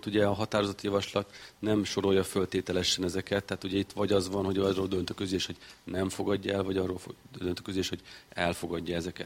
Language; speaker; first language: Hungarian; native; Hungarian